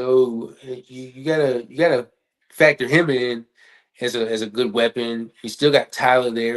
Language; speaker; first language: English; native; English